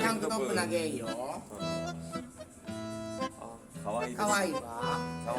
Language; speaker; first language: Japanese; native; Japanese